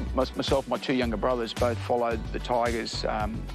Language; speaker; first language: English; native; English